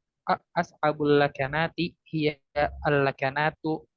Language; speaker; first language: Arabic; non-native, learner; Indonesian